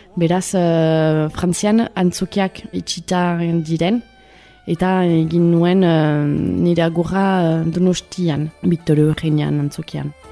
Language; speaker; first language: Basque; early bilingual, other home language; Spanish